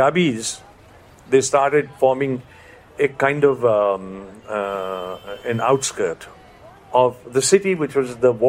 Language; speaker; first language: English; non-native, local second language; Punjabi